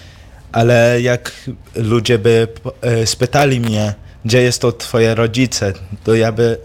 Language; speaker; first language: Polish; early bilingual, heritage; English